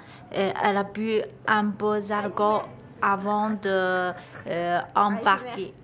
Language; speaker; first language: French; non-native, learner; Chinese